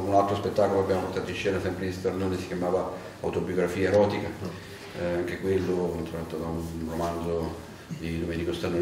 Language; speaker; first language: Italian; native; Italian